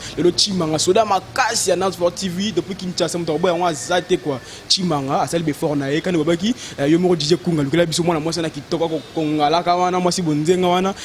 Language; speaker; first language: Lingala; native; Lingala